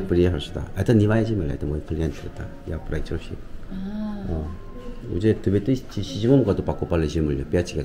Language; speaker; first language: Russian; non-native, learner; Korean